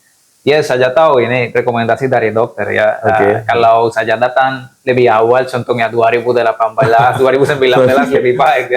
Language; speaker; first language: Indonesian; non-native, fluent; Spanish